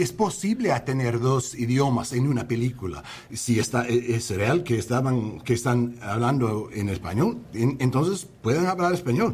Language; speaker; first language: Spanish; non-native, learner; English